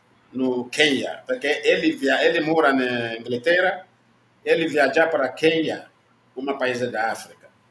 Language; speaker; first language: Portuguese; non-native, learner; Igbo